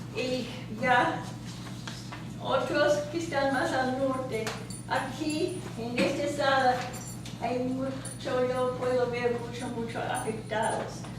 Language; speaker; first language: Spanish; non-native, learner; English